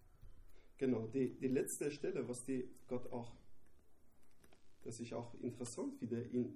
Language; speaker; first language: German; non-native, learner; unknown